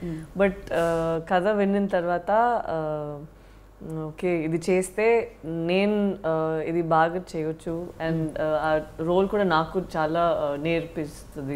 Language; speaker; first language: Telugu; non-native, learner; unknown